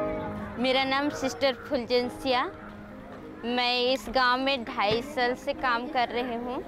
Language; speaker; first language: Hindi; non-native, local second language; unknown